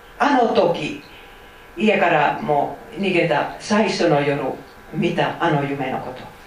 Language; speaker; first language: Japanese; non-native, fluent; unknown